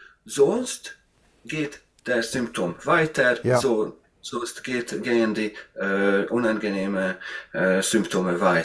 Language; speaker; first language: German; non-native, fluent; Hungarian